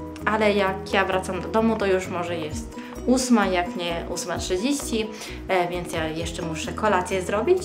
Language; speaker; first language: Polish; early bilingual, heritage; Polish